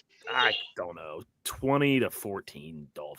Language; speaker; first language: English; native; English